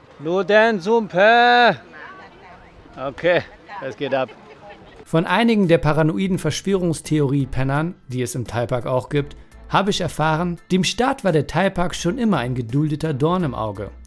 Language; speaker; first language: German; native; German